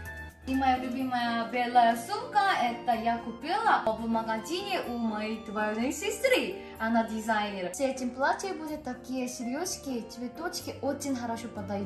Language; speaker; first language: Russian; non-native, fluent; Korean